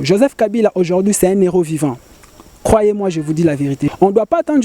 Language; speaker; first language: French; non-native, local second language; Lingala